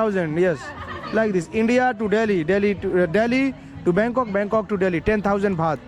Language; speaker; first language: English; non-native, learner; Hindi